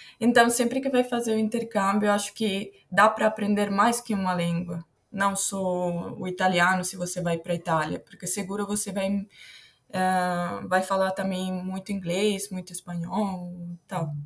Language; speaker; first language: Portuguese; non-native, fluent; Italian